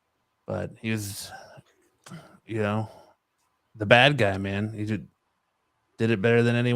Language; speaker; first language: English; native; English